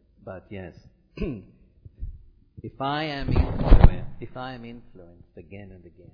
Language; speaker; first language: English; early bilingual, other home language; Italian